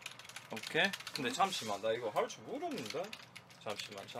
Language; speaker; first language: Korean; non-native, learner; Croatian